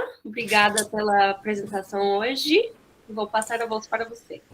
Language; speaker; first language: Portuguese; non-native, fluent; English